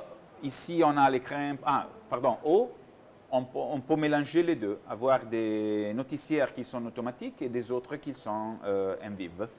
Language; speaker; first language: French; non-native, learner; Italian